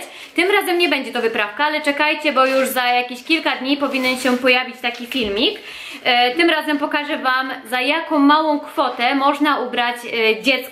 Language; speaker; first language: Polish; native; Polish